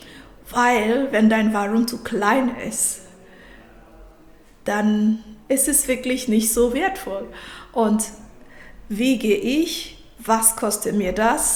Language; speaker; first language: German; non-native, fluent; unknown